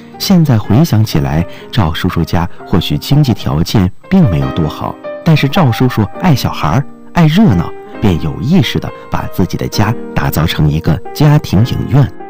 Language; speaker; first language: Chinese; native; Chinese